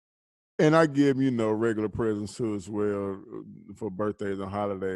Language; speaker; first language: English; native; English